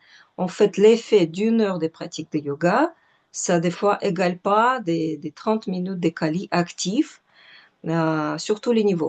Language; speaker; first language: French; non-native, fluent; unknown